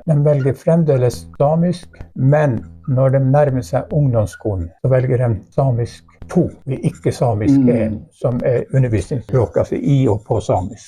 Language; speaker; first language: Norwegian; non-native, local second language; Northern Sami